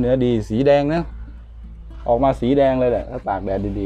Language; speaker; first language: Thai; native; Thai